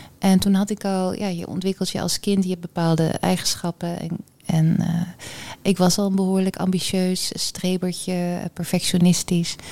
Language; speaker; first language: Dutch; early bilingual, heritage; Dutch